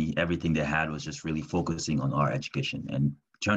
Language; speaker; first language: English; non-native, local second language; French